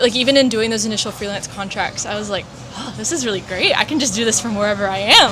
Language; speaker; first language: English; native; English